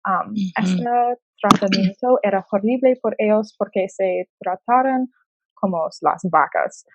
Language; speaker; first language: Spanish; non-native, learner; English